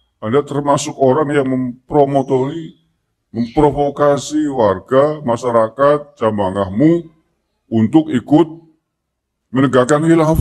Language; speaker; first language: Indonesian; native; Indonesian